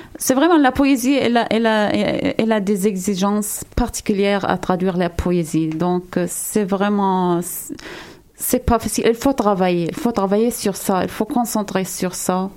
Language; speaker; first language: French; non-native, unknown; Arabic